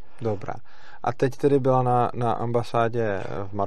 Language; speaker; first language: Czech; native; Czech